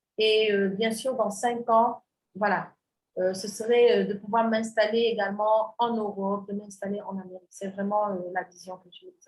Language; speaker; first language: French; non-native, local second language; Wolof